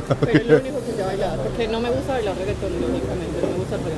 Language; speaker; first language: Spanish; non-native, learner; German